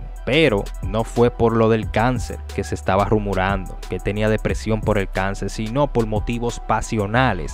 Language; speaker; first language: Spanish; native; Spanish